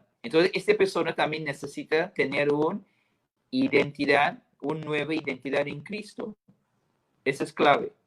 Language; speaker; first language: Spanish; non-native, fluent; English